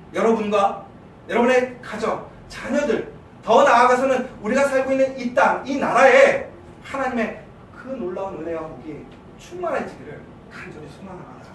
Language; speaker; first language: Korean; native; Korean